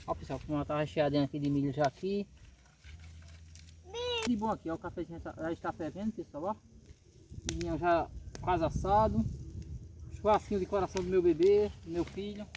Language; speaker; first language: Portuguese; native; Portuguese